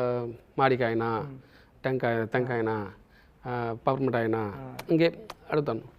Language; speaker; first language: Telugu; non-native, learner; Tamil